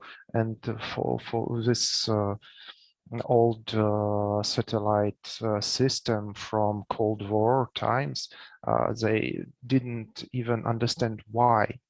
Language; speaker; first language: English; non-native, learner; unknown